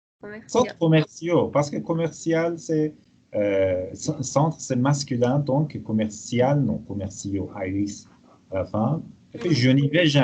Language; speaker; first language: French; non-native, fluent; Persian